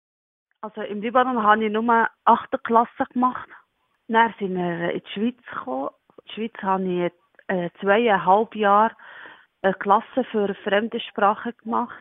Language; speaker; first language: German; non-native, learner; Arabic